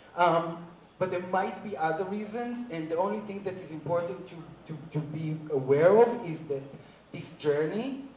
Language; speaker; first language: English; non-native, fluent; Hebrew